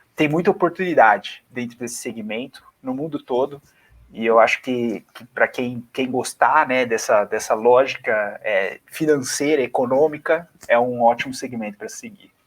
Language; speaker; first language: Portuguese; native; Portuguese